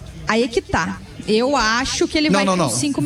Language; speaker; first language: Portuguese; native; Portuguese